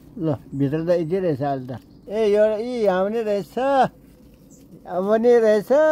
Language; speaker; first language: Nepali; non-native, local second language; Gurung